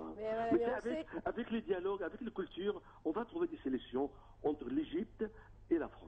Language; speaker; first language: French; non-native, fluent; Arabic